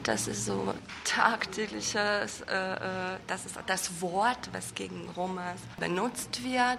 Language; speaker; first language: German; non-native, fluent; Hungarian